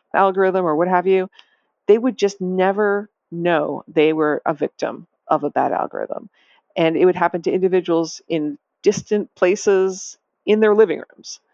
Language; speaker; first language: English; native; English